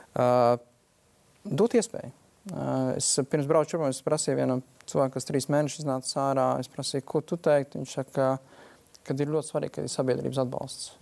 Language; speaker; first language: Latvian; native; Latvian